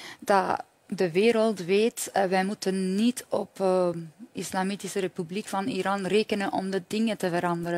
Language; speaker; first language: Dutch; non-native, fluent; Persian